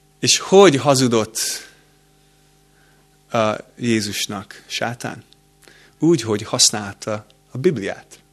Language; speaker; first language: Hungarian; non-native, fluent; English